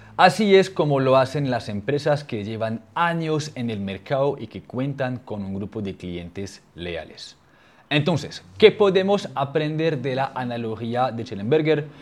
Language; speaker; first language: Spanish; non-native, fluent; French